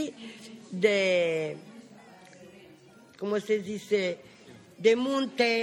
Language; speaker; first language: Spanish; non-native, learner; Romany